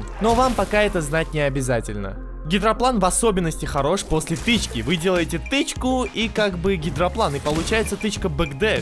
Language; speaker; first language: Russian; native; Russian